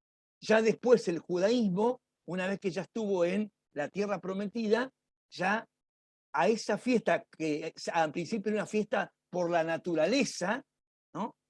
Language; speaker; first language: Spanish; native; Spanish